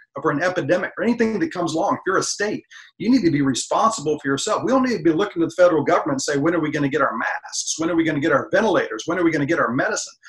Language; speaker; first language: English; native; English